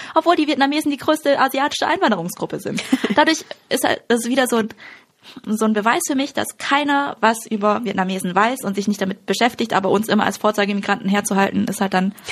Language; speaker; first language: German; native; German